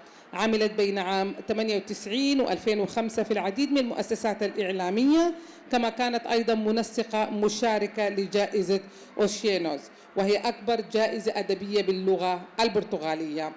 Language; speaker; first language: Arabic; native; Arabic